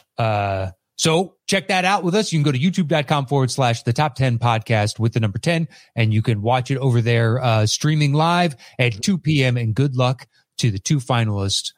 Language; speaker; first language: English; native; English